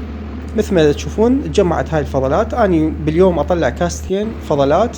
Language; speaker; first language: Arabic; native; Arabic